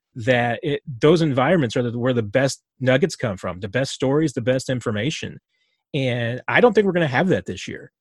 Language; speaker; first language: English; native; English